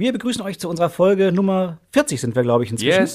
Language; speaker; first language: German; native; German